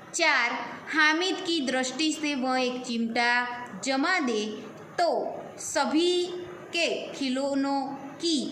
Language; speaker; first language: Hindi; non-native, local second language; Gujarati